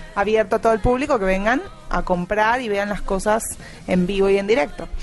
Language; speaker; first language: Spanish; native; Spanish